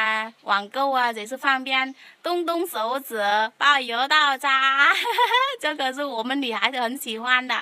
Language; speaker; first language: Chinese; non-native, fluent; Vietnamese